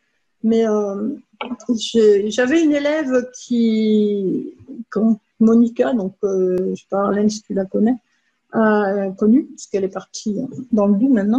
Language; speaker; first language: French; native; French